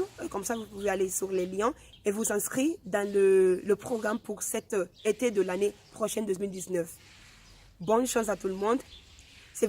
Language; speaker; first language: French; non-native, fluent; Spanish